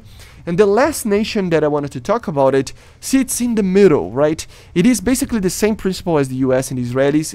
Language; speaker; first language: English; non-native, fluent; Portuguese